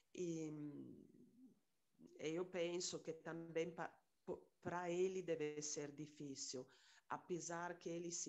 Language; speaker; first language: Portuguese; non-native, fluent; Italian